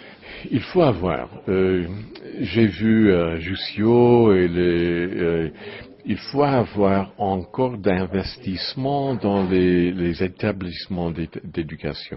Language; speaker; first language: French; non-native, learner; English